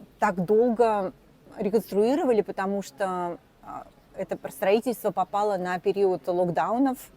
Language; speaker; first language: Russian; native; Russian